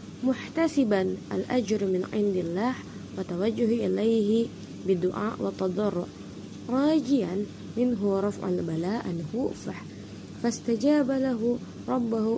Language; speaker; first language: Arabic; non-native, learner; Indonesian